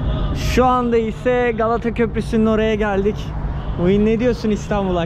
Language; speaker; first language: Turkish; native; Turkish